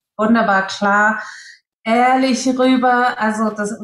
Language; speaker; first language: German; non-native, fluent; English